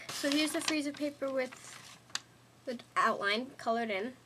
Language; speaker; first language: English; native; English